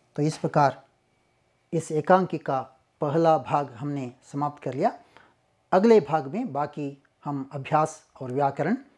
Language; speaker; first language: Hindi; non-native, local second language; Kannada